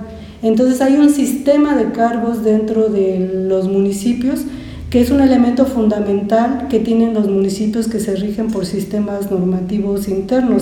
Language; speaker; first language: Spanish; native; Spanish